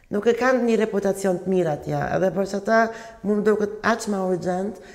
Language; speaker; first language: Albanian; early bilingual, other home language; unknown